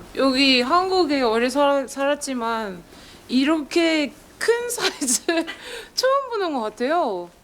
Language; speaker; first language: Korean; non-native, fluent; French